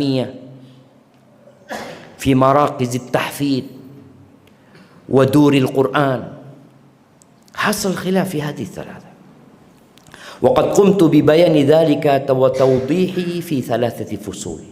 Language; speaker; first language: Arabic; non-native, fluent; Indonesian